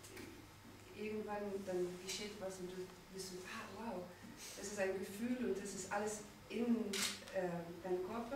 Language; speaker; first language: German; non-native, fluent; Dutch